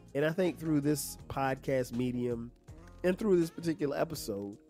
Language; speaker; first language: English; native; English